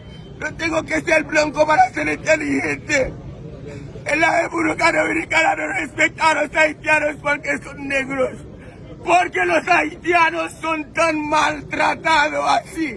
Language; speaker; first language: Spanish; non-native, fluent; Haitian Creole